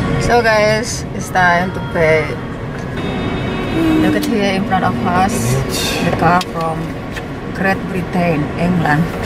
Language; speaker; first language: English; non-native, learner; Indonesian